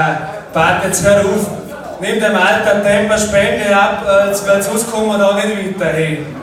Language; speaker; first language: German; native; German